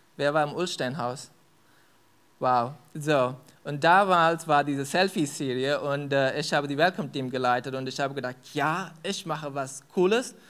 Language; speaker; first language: German; non-native, fluent; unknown